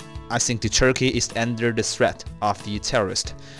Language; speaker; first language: English; non-native, fluent; Chinese